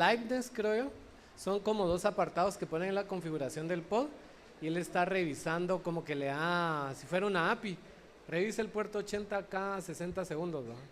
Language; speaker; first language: Spanish; native; Spanish